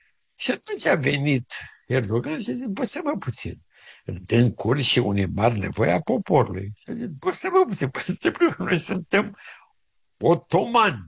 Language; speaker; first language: Romanian; native; Romanian